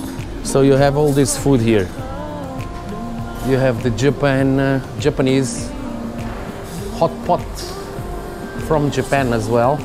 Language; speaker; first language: English; non-native, fluent; Portuguese